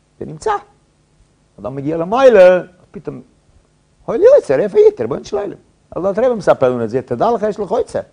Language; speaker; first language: Hebrew; non-native, fluent; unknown